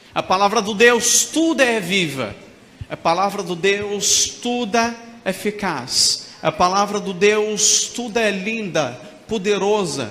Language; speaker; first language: Portuguese; non-native, fluent; Arabic